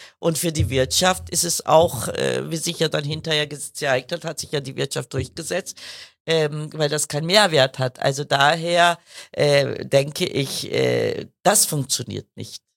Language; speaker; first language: German; early bilingual, other home language; Kurdish